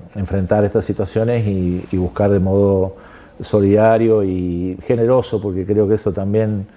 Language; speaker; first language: Spanish; native; Spanish